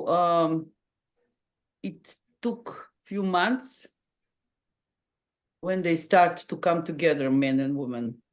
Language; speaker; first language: English; non-native, fluent; Macedonian